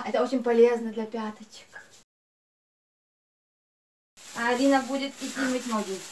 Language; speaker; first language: Russian; native; Russian